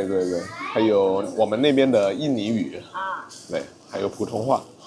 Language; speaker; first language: Chinese; non-native, fluent; Indonesian